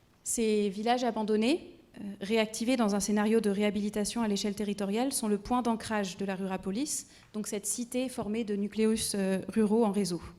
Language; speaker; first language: French; native; French